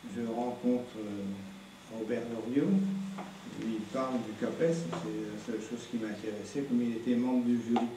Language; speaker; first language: French; native; French